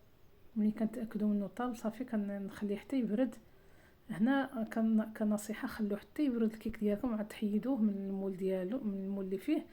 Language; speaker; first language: Arabic; native; Arabic